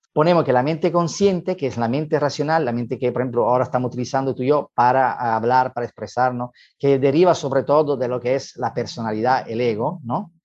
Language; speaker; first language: Spanish; non-native, fluent; Italian